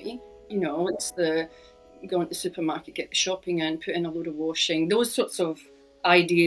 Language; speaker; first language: English; native; English